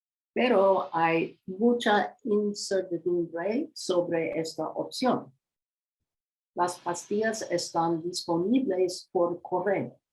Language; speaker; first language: Spanish; non-native, learner; English